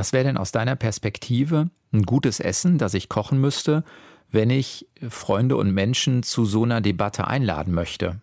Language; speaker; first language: German; native; German